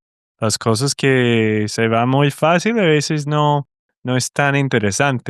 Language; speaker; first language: Spanish; non-native, fluent; English